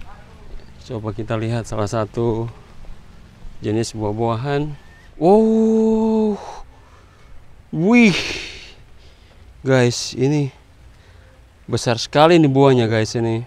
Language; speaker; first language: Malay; non-native, local second language; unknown